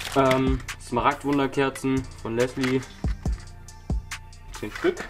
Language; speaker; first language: German; native; German